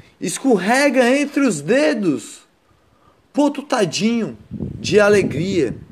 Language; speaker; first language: Portuguese; native; Portuguese